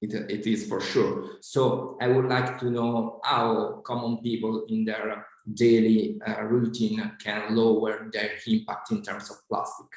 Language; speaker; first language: English; non-native, fluent; Italian